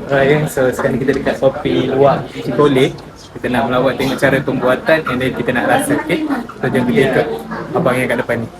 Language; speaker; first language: Malay; native; Malay